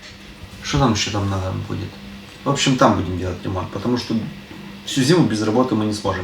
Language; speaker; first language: Russian; native; Russian